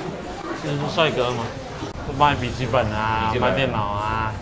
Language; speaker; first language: Chinese; native; Chinese